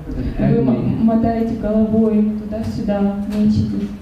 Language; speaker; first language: Russian; native; Russian